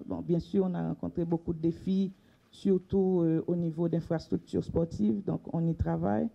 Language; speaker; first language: French; non-native, local second language; Haitian Creole